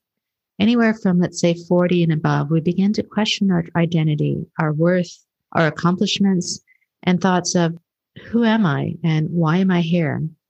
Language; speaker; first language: English; native; English